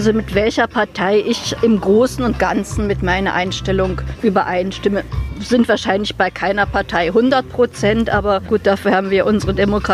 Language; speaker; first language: German; native; German